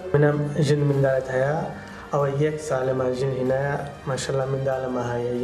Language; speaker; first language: Central Kurdish; non-native, learner; Bangla